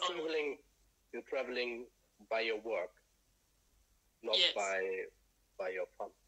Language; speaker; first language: English; non-native, fluent; German